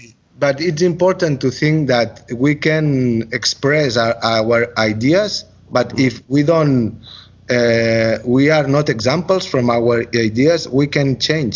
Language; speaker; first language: English; non-native, learner; Catalan